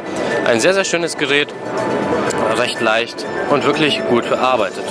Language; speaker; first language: German; native; German